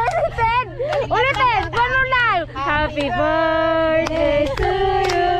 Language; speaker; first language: Filipino; native; Filipino